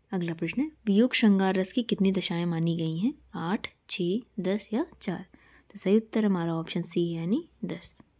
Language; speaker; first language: Hindi; native; Hindi